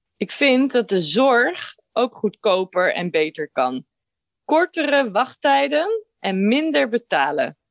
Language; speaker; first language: Dutch; native; Dutch